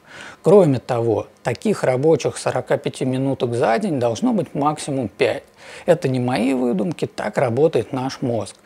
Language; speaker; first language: Russian; native; Russian